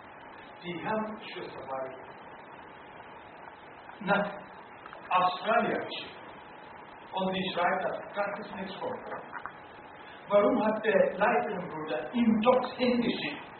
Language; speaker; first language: German; non-native, fluent; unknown